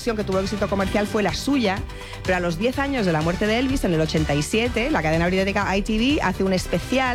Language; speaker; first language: Spanish; native; Spanish